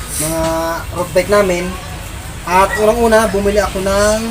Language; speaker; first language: Filipino; native; Filipino